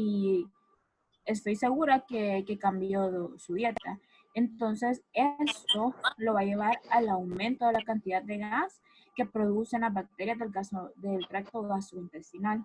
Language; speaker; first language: Spanish; native; Spanish